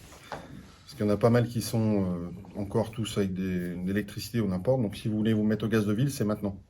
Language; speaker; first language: French; native; French